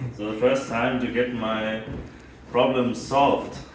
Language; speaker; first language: English; non-native, fluent; German